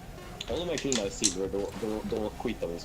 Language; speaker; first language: Swedish; native; Swedish